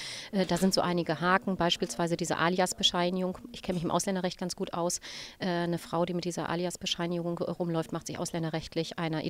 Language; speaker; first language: German; native; German